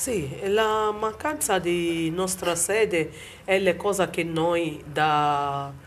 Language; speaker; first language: Italian; non-native, learner; Bini